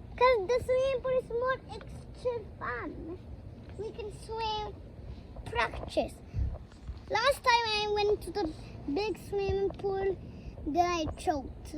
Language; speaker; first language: English; early bilingual, other home language; Bangla